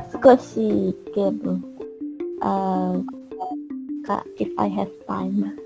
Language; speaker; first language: Japanese; non-native, learner; Malay